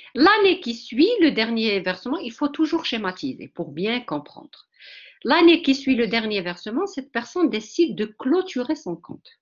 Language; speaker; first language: French; non-native, local second language; Arabic